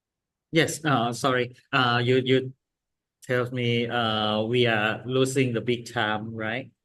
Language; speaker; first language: English; non-native, learner; Thai